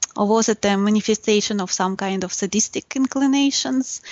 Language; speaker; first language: English; non-native, fluent; Russian